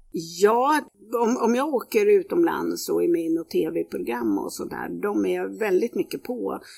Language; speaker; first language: Swedish; native; Swedish